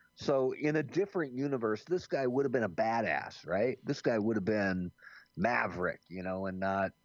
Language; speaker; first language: English; native; English